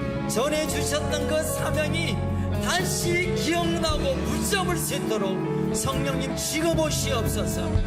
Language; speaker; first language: Korean; native; Korean